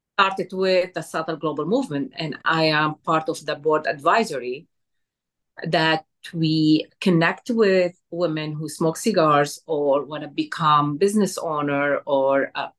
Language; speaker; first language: English; non-native, fluent; Arabic